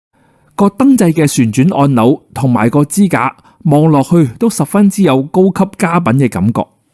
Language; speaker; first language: Cantonese; native; Cantonese